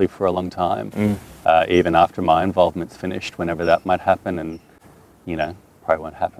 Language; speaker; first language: English; non-native, fluent; French